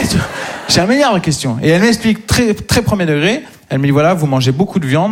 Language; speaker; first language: French; native; French